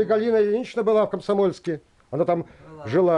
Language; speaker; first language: Russian; native; Russian